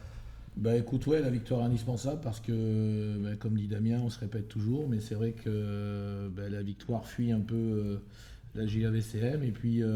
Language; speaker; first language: French; native; French